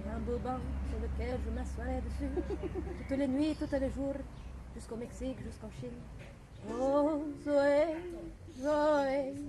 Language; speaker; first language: French; native; French